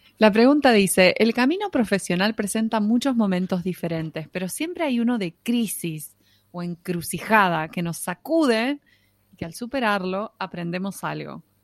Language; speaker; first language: Spanish; native; Spanish